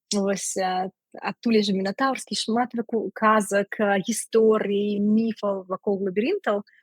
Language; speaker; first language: Belarusian; non-native, local second language; Russian